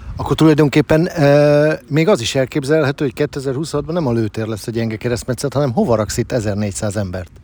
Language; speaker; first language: Hungarian; native; Hungarian